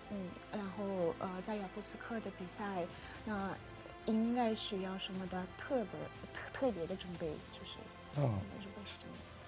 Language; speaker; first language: Chinese; non-native, fluent; Russian